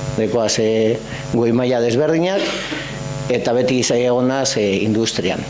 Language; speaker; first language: Basque; non-native, local second language; Spanish